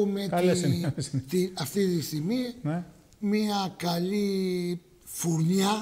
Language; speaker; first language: Greek; early bilingual, heritage; Greek